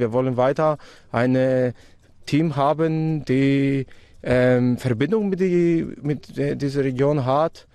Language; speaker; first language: German; non-native, fluent; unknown